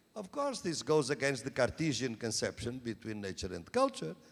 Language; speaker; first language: English; non-native, fluent; Portuguese